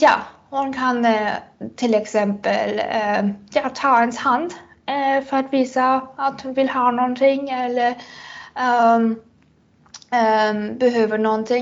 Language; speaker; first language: Swedish; non-native, fluent; German